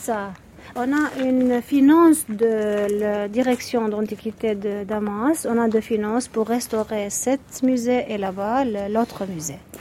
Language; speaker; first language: French; non-native, learner; Arabic